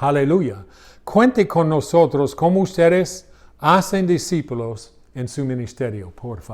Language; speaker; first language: Spanish; non-native, learner; English